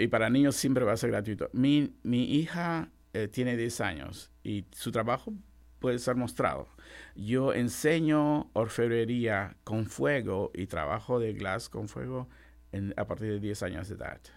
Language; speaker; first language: Spanish; native; Spanish